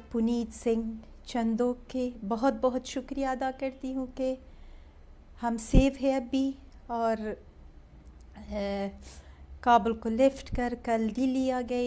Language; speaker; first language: Hindi; non-native, fluent; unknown